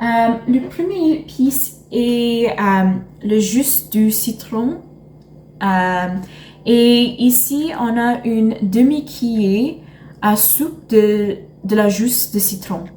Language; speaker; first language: French; non-native, learner; English